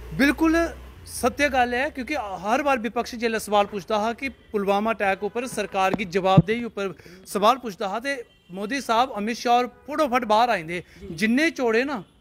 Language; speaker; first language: Punjabi; non-native, local second language; Dogri